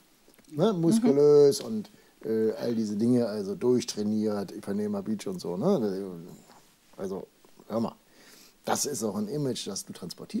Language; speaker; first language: German; native; German